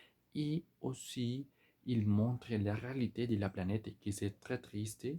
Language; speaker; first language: French; non-native, learner; Spanish